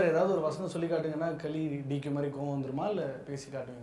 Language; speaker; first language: Tamil; native; Tamil